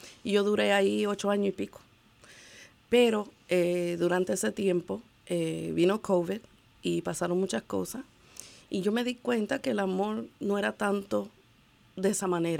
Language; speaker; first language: Spanish; early bilingual, heritage; Spanish